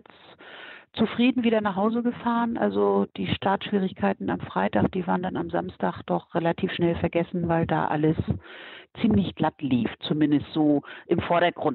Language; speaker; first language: German; native; German